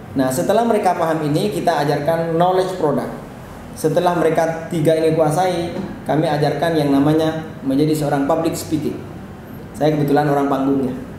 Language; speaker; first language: Indonesian; non-native, local second language; Madurese